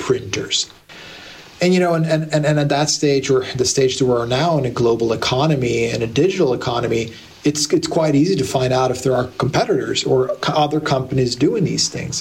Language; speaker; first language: English; native; English